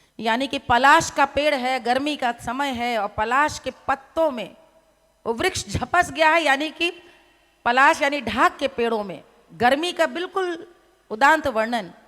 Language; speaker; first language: Hindi; native; Hindi